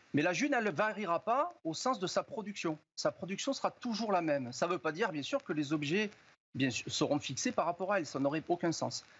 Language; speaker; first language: French; native; French